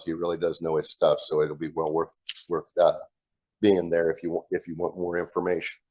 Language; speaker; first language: English; native; English